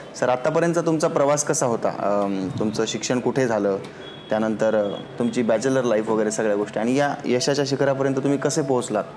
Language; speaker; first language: Marathi; native; Marathi